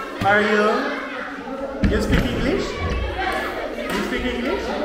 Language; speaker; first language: English; non-native, fluent; French